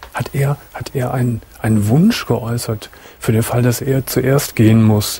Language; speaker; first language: German; native; German